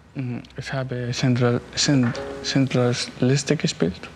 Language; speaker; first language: German; non-native, learner; Arabic